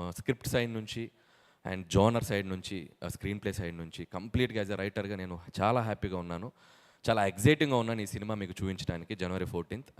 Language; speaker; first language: Telugu; native; Telugu